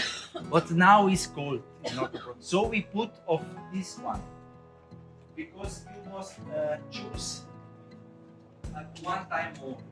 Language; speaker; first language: English; non-native, learner; Italian